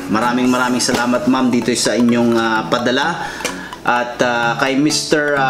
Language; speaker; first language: Filipino; non-native, local second language; Iloko